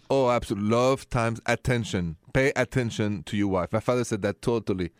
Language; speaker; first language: English; non-native, fluent; French